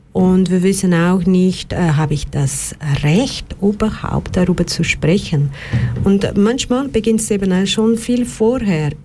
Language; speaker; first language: German; non-native, fluent; Portuguese